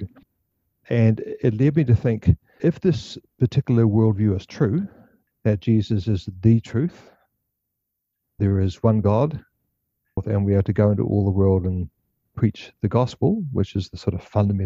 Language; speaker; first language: English; native; English